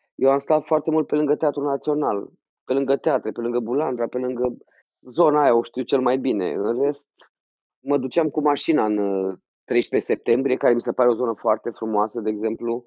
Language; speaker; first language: Romanian; native; Romanian